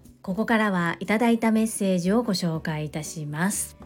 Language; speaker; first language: Japanese; native; Japanese